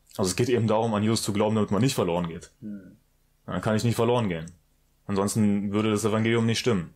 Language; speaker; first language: German; native; German